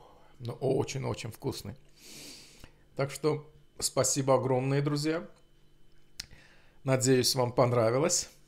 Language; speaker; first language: Russian; non-native, local second language; Azerbaijani